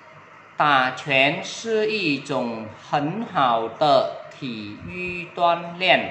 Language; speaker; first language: Chinese; non-native, fluent; Vietnamese